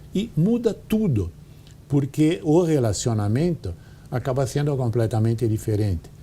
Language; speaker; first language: Portuguese; non-native, fluent; Italian